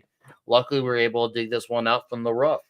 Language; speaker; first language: English; native; English